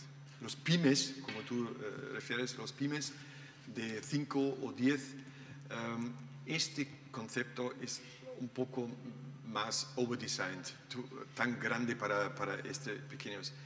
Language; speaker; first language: Spanish; non-native, learner; German